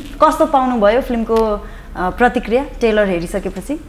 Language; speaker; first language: Nepali; native; Nepali